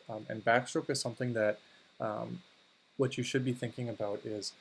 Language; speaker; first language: English; native; English